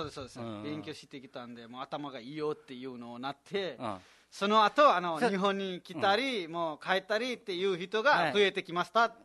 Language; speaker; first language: Japanese; non-native, fluent; Nepali